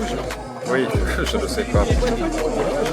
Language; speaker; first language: French; non-native, local second language; Swiss German